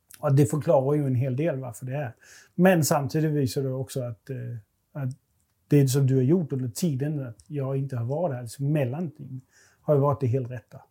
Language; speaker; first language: Swedish; non-native, fluent; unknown